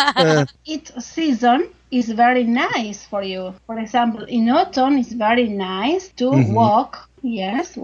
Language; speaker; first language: English; non-native, learner; Spanish